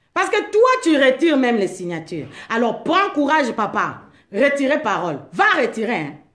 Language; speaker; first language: French; non-native, local second language; Lingala